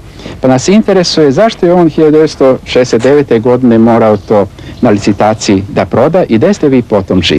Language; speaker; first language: Bosnian; native; Bosnian